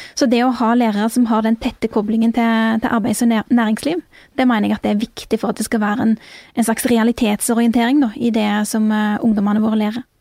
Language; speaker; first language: Norwegian; native; Norwegian